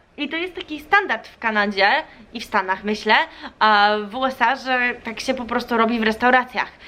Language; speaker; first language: Polish; early bilingual, heritage; Polish